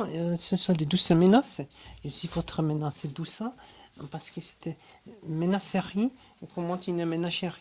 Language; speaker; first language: French; non-native, learner; German